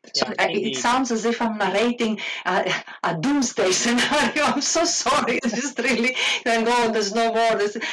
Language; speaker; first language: English; non-native, fluent; Greek